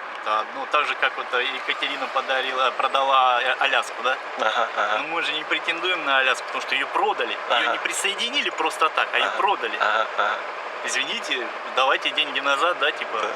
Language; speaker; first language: Russian; native; Russian